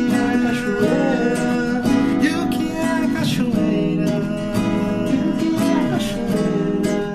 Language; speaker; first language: Portuguese; native; Portuguese